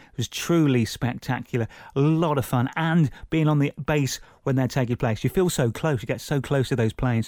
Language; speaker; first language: English; native; English